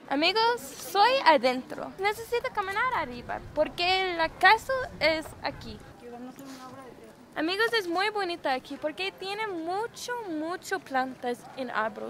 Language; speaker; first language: Spanish; non-native, learner; English